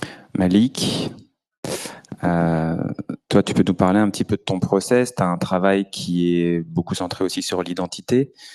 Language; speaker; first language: French; native; French